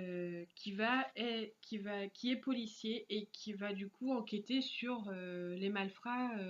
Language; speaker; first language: French; native; French